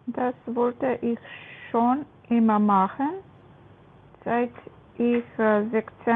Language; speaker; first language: German; non-native, learner; Macedonian